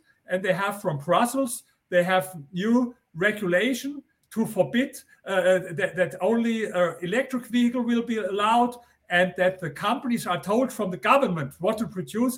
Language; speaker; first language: English; non-native, fluent; German